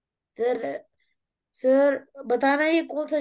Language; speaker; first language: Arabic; non-native, learner; Urdu